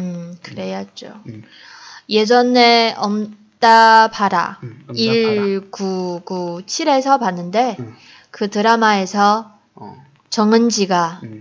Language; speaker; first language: Korean; non-native, fluent; Chinese